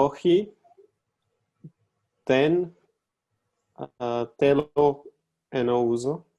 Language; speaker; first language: Greek; non-native, learner; English